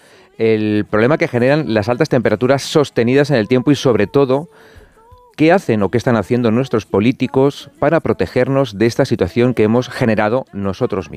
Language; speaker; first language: Spanish; native; Spanish